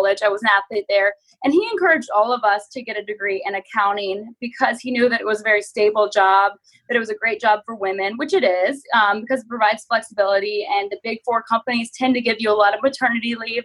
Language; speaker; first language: English; native; English